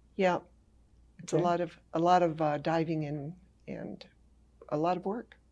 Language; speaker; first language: English; native; English